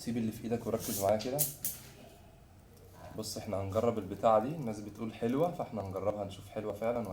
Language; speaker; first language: Arabic; native; Arabic